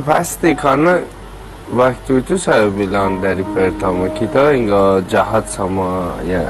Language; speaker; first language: Indonesian; non-native, learner; Persian